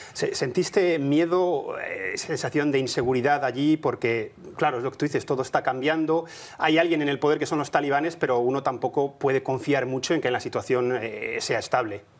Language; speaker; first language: Spanish; native; Spanish